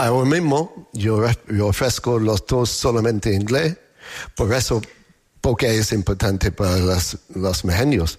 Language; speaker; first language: Spanish; non-native, learner; English